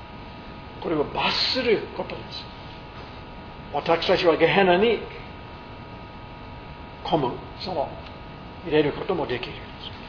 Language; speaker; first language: Japanese; non-native, fluent; English